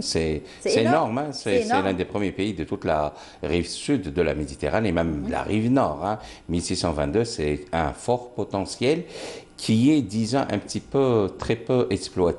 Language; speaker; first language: French; non-native, local second language; Arabic